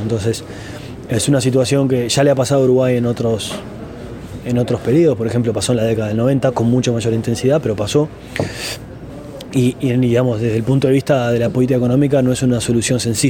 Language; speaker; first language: Spanish; native; Spanish